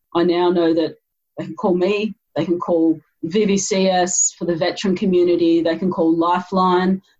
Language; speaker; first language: English; native; English